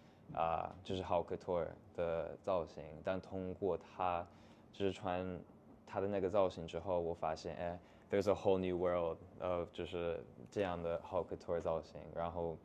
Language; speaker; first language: Chinese; non-native, fluent; English